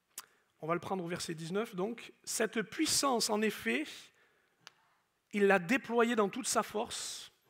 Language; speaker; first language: French; native; French